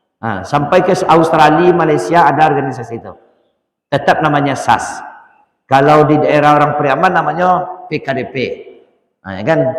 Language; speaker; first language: Malay; non-native, local second language; Minangkabau